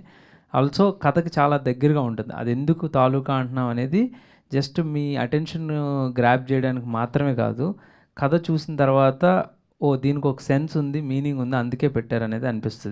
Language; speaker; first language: Telugu; native; Telugu